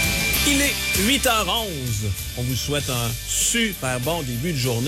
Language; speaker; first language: French; native; French